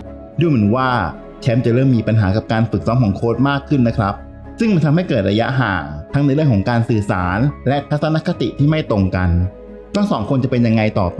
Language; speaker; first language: Thai; native; Thai